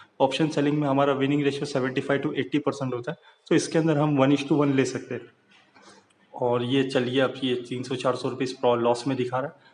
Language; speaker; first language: Hindi; native; Hindi